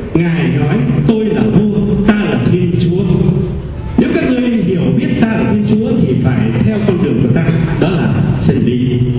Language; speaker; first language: Vietnamese; native; Vietnamese